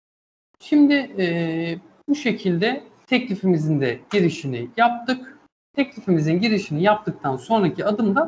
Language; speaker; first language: Turkish; native; Turkish